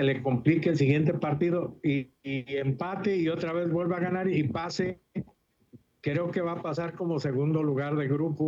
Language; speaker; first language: Spanish; native; Spanish